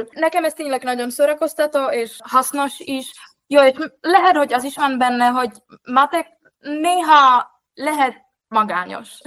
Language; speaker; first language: Hungarian; non-native, fluent; Czech